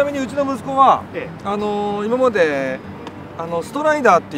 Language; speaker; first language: Japanese; native; Japanese